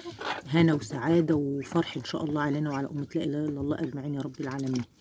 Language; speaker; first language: Arabic; native; Arabic